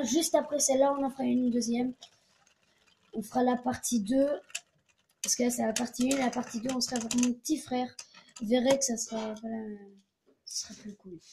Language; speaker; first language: French; native; French